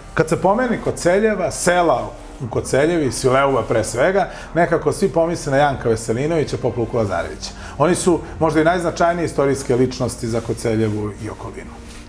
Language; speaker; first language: Serbian; native; Serbian